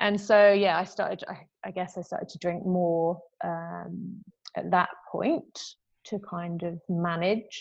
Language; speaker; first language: English; native; English